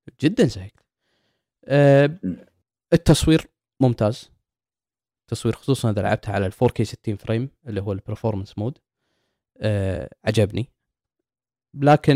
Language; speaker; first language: Arabic; native; Arabic